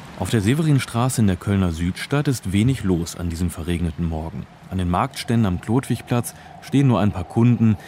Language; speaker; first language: German; native; German